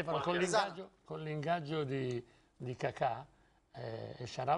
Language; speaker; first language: Italian; native; Italian